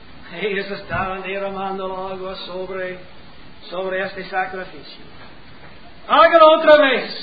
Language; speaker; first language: Spanish; non-native, learner; English